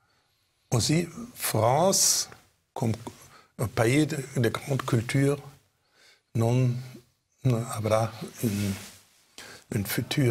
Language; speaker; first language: French; non-native, fluent; German